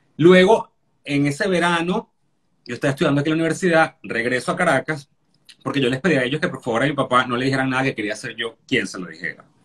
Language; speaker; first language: Spanish; native; Spanish